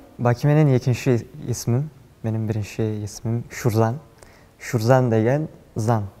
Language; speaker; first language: Kazakh; non-native, learner; Turkish